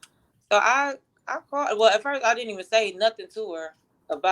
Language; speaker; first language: English; native; English